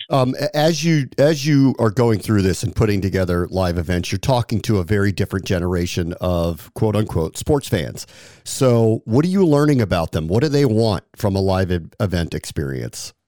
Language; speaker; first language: English; native; English